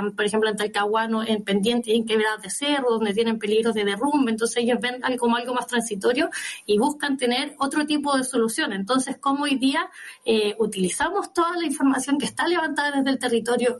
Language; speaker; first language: Spanish; native; Spanish